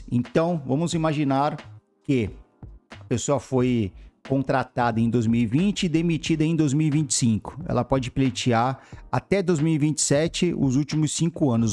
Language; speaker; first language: Portuguese; native; Portuguese